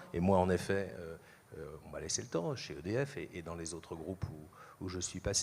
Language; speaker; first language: French; native; French